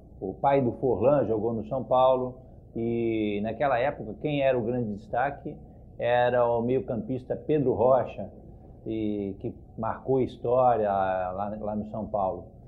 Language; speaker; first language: Portuguese; early bilingual, other home language; Spanish